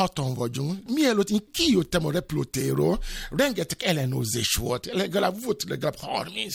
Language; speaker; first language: Hungarian; non-native, fluent; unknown